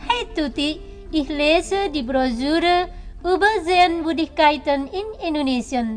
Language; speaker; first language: German; non-native, learner; Indonesian